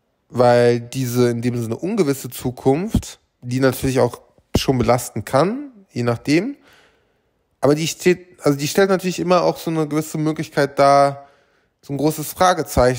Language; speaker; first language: German; native; German